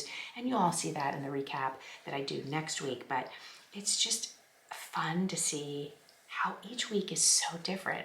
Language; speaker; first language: English; native; English